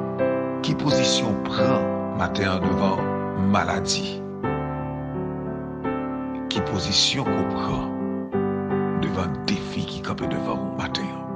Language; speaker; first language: French; non-native, local second language; Haitian Creole